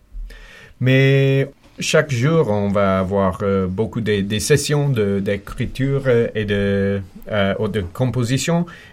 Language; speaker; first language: French; non-native, fluent; English